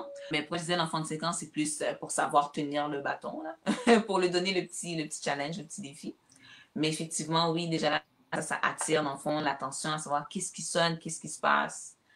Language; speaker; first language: French; native; French